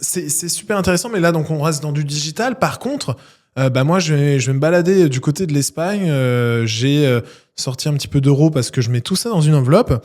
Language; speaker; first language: French; native; French